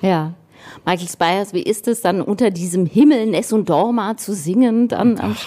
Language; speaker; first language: German; native; German